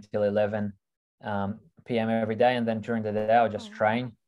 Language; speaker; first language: English; early bilingual, other home language; Russian